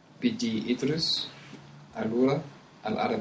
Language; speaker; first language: Arabic; non-native, learner; English